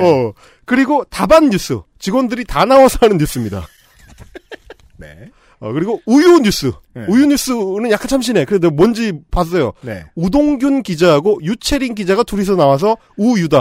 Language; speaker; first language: Korean; native; Korean